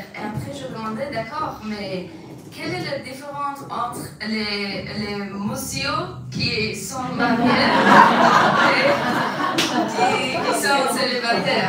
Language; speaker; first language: French; non-native, fluent; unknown